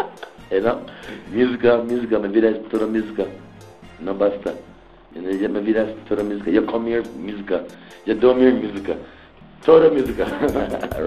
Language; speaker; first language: Spanish; non-native, learner; English